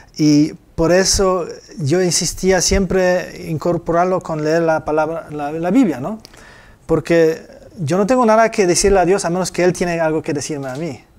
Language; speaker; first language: Spanish; non-native, fluent; Polish